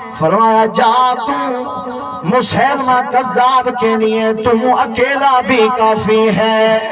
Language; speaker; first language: Urdu; non-native, local second language; Saraiki